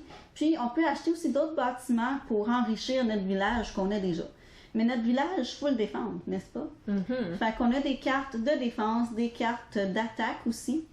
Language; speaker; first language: French; native; French